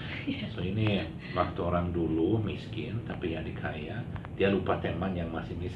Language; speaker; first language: Indonesian; non-native, learner; Swedish